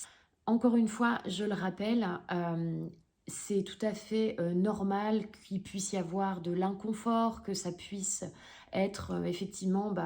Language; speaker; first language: French; native; French